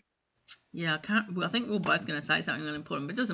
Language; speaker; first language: English; native; English